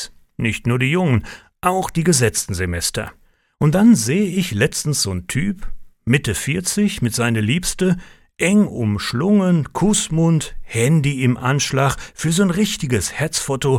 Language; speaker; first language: German; native; German